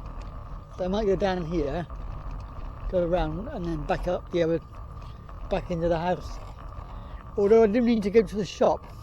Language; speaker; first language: English; native; English